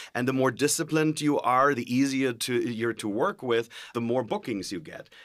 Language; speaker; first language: English; non-native, fluent; German